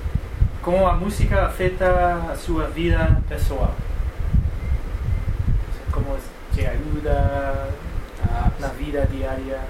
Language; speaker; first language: Portuguese; non-native, learner; Spanish